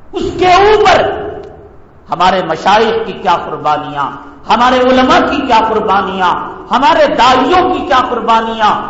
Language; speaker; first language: Urdu; native; Urdu